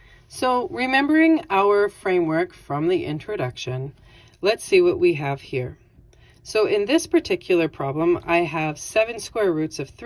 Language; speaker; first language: English; native; English